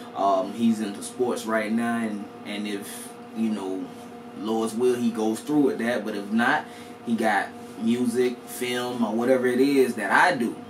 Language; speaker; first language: English; native; English